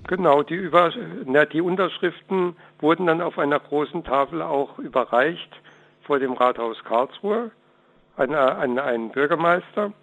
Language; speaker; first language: German; native; German